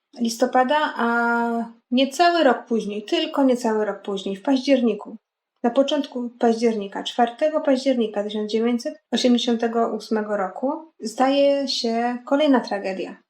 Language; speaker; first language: Polish; native; Polish